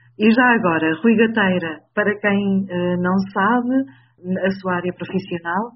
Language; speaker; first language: Portuguese; native; Portuguese